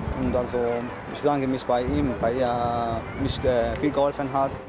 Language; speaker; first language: German; non-native, fluent; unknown